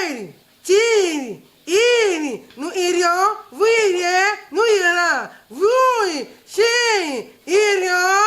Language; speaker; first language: Portuguese; non-native, learner; Lingala